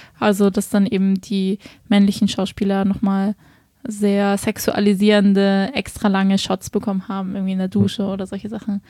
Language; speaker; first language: German; early bilingual, other home language; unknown